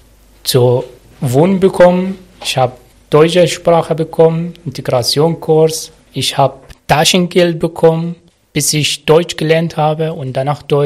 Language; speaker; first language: German; non-native, learner; Arabic